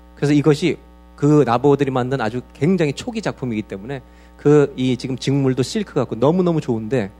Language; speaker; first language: Korean; native; Korean